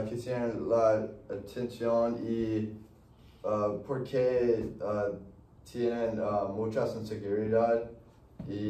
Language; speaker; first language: Spanish; non-native, learner; English